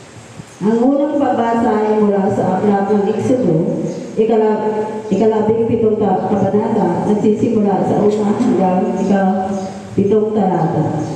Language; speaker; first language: Filipino; native; Filipino